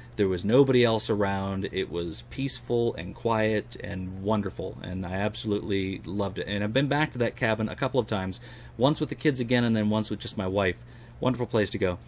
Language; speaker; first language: English; native; English